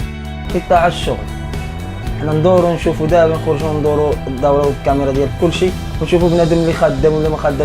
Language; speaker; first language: Arabic; native; Arabic